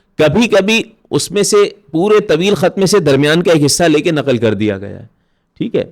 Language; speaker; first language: Urdu; native; Urdu